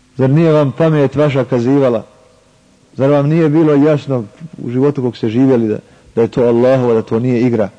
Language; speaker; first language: Bosnian; native; Bosnian